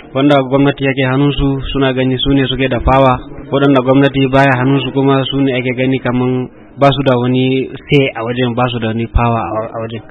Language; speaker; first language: Hausa; non-native, local second language; Fula